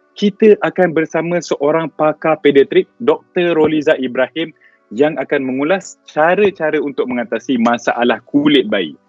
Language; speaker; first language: Malay; native; Malay